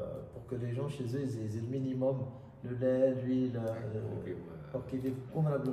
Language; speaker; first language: French; native; French